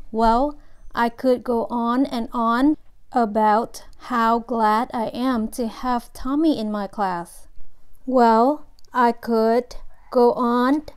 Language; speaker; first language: English; non-native, fluent; Vietnamese